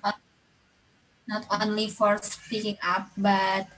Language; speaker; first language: English; non-native, learner; Indonesian